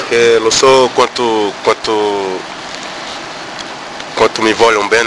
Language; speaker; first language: Italian; non-native, learner; Portuguese